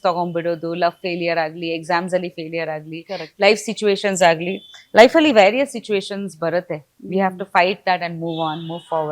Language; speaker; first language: Kannada; non-native, local second language; Bangla